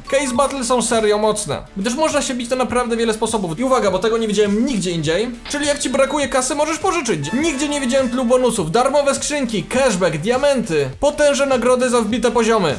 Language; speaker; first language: Polish; native; Polish